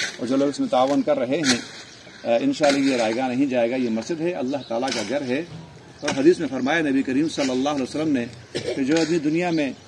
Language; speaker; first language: Urdu; non-native, local second language; Pashto